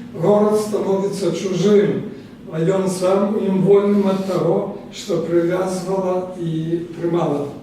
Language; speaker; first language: Belarusian; native; Belarusian